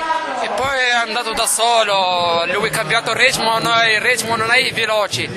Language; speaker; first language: Italian; non-native, learner; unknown